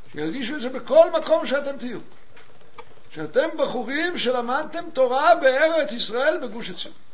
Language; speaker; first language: Hebrew; native; Hebrew